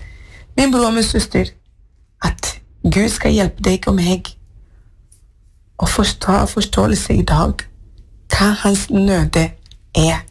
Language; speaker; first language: Norwegian; non-native, fluent; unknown